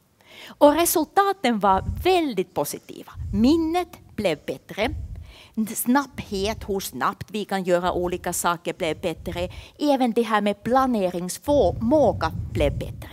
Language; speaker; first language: Swedish; non-native, fluent; Finnish